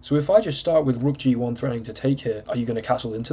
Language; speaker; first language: English; native; English